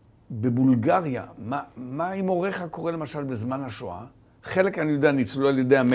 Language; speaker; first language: Hebrew; native; Hebrew